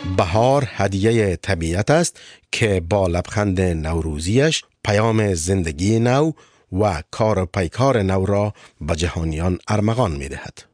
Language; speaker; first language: Persian; native; Persian